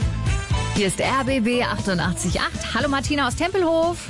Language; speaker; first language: German; native; German